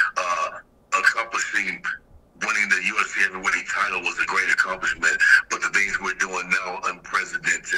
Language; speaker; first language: English; native; English